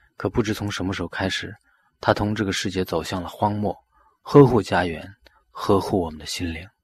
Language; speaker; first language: Chinese; non-native, local second language; Mongolian